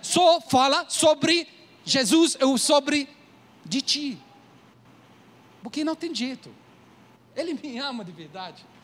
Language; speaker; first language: Portuguese; non-native, learner; Arabic